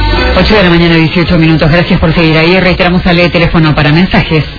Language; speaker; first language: Spanish; native; Spanish